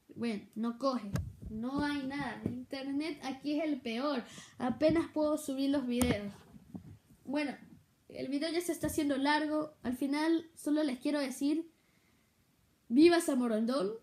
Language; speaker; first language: Spanish; native; Spanish